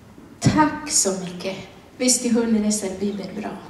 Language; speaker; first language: Swedish; non-native, learner; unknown